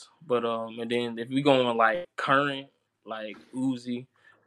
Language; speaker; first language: English; native; English